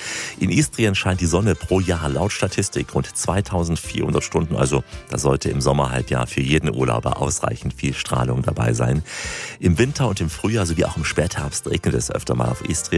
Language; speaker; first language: German; native; German